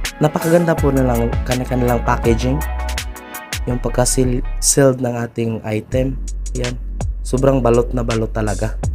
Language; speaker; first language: Filipino; non-native, local second language; Cebuano